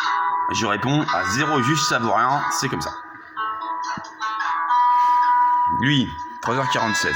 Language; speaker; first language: French; native; French